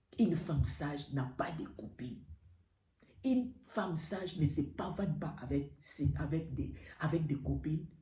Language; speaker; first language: French; non-native, local second language; Lingala